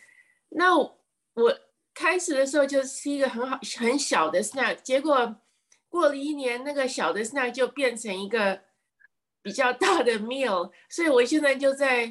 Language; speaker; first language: Chinese; early bilingual, heritage; English